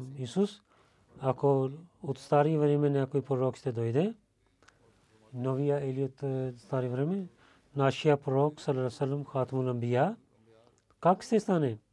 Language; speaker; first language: Bulgarian; non-native, learner; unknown